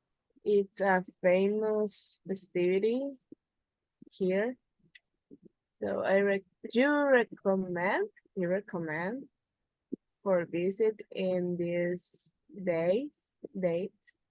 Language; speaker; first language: English; non-native, learner; Spanish